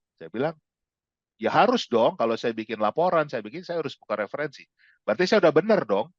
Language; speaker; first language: Indonesian; native; Indonesian